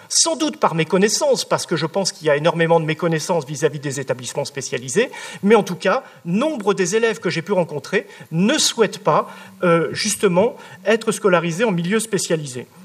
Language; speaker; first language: French; native; French